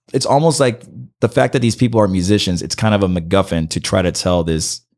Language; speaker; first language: English; early bilingual, other home language; Spanish